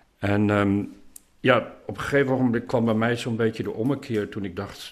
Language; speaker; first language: Dutch; native; Dutch